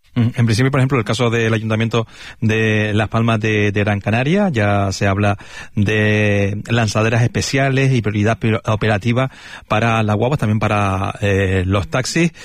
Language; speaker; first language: Spanish; native; Spanish